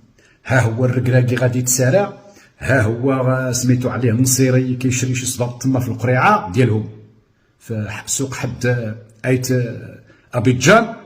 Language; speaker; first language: Arabic; native; Arabic